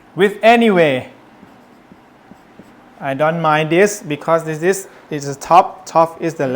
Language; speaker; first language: English; non-native, learner; Thai